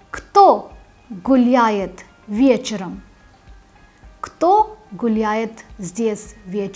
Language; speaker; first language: Russian; non-native, fluent; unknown